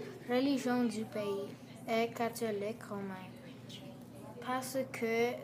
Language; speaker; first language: French; non-native, learner; English